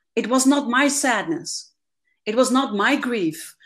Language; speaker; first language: English; non-native, fluent; Dutch